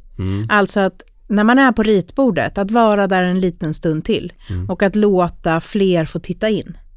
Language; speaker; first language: Swedish; native; Swedish